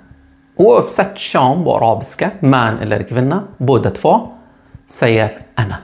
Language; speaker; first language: Swedish; non-native, fluent; Arabic